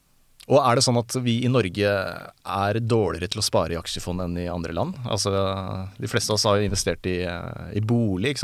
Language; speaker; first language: Norwegian; native; Norwegian